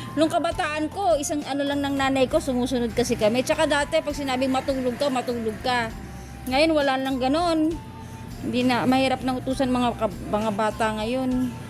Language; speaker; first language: Filipino; native; Filipino